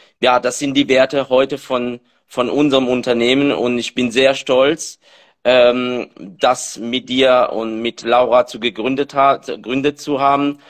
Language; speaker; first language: German; non-native, fluent; French